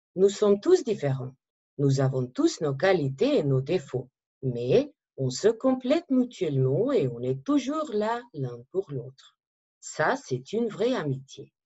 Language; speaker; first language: French; non-native, fluent; Macedonian